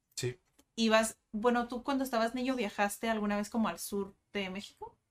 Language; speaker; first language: Spanish; native; Spanish